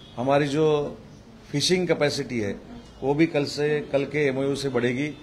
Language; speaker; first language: Hindi; non-native, local second language; Marathi